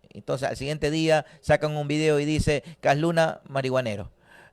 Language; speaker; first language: Spanish; native; Spanish